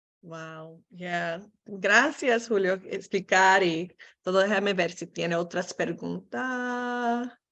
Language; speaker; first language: Spanish; non-native, learner; English